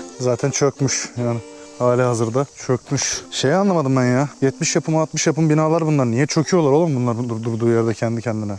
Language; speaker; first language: Turkish; native; Turkish